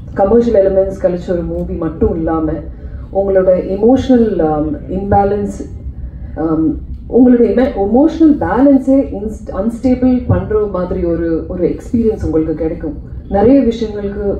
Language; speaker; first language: Tamil; non-native, learner; Malayalam